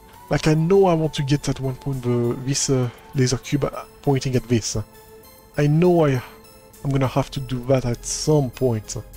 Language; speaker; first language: English; non-native, fluent; French